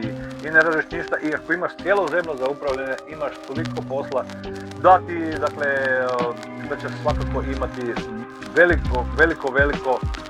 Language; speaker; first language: Croatian; native; Croatian